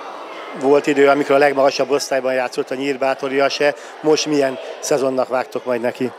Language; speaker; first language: Hungarian; native; Hungarian